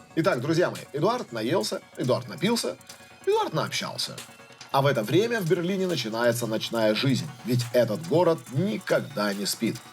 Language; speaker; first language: Russian; native; Russian